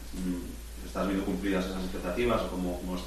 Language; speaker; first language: Spanish; native; Spanish